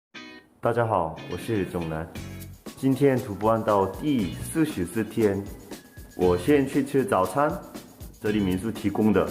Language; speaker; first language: Chinese; non-native, fluent; Korean